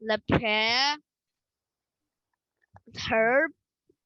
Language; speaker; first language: French; non-native, learner; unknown